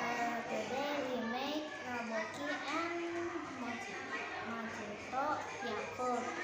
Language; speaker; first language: English; non-native, learner; Indonesian